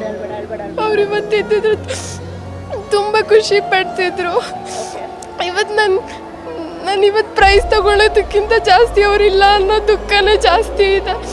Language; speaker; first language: Kannada; non-native, local second language; Telugu